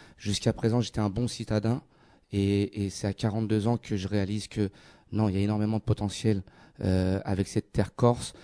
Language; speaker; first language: French; native; French